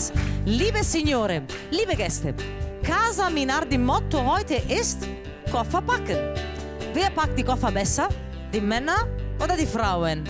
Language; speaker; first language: German; non-native, fluent; Italian